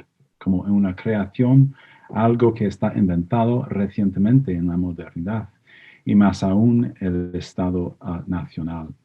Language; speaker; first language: Spanish; non-native, fluent; English